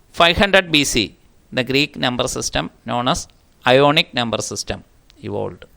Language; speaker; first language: English; non-native, local second language; Malayalam